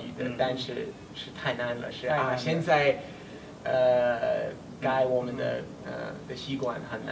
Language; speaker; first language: Chinese; non-native, learner; English